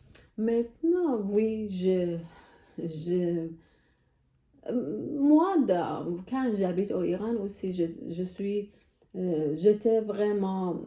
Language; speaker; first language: French; non-native, learner; Persian